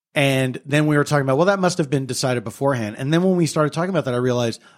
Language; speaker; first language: English; native; English